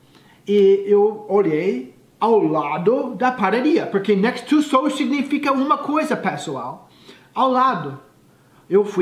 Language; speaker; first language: Portuguese; non-native, fluent; English